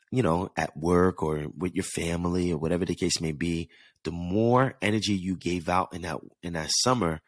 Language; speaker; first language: English; native; English